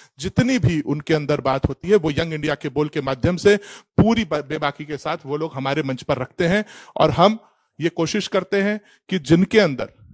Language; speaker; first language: Hindi; native; Hindi